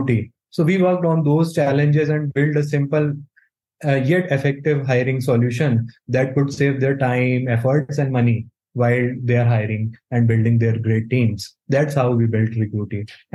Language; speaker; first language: English; non-native, local second language; Hindi